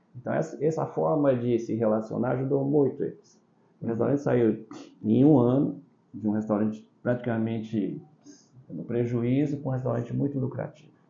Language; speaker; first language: Portuguese; early bilingual, other home language; Chinese